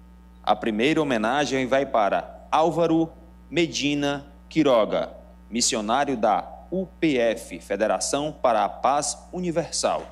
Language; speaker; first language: Portuguese; native; Portuguese